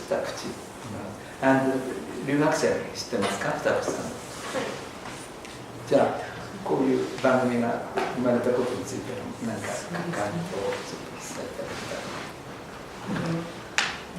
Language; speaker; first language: Japanese; native; Japanese